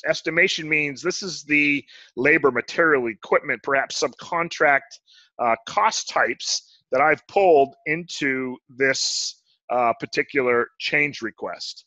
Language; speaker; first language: English; native; English